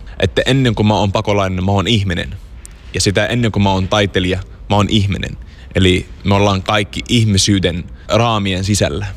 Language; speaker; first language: Finnish; non-native, fluent; Arabic